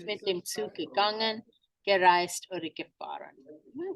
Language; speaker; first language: German; non-native, fluent; English